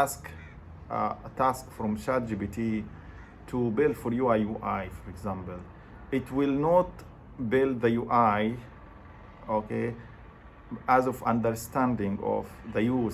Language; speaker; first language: English; non-native, fluent; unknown